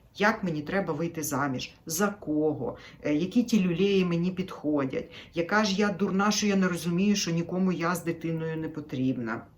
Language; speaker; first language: Ukrainian; native; Ukrainian